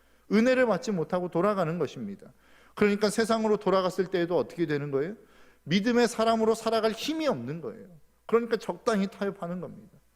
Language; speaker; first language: Korean; native; Korean